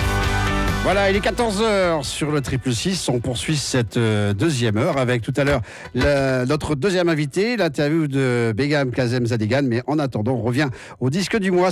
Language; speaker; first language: French; native; French